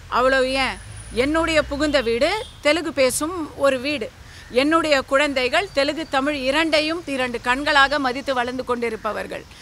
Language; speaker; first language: Tamil; native; Tamil